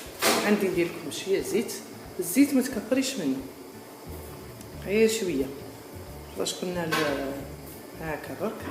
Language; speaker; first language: Arabic; native; Arabic